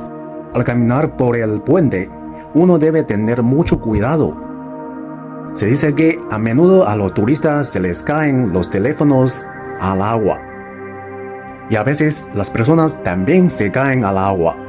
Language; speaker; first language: Spanish; non-native, fluent; Chinese